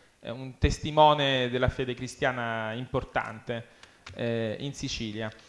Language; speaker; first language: Italian; early bilingual, other home language; English